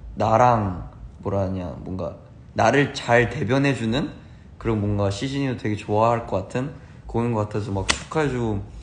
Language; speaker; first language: Korean; early bilingual, heritage; Korean